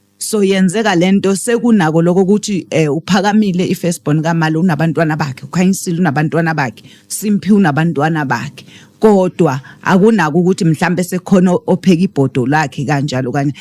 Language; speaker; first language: Zulu; native; Zulu